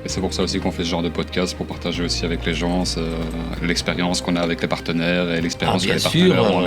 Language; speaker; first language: French; native; French